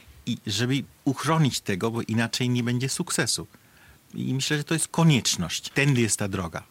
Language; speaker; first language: Polish; non-native, fluent; Bangla